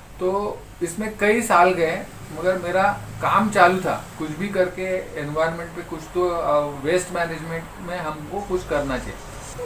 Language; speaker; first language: Hindi; non-native, local second language; Marathi